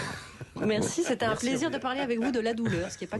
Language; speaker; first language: French; native; French